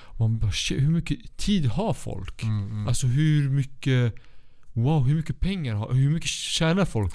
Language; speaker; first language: Swedish; early bilingual, other home language; Kurdish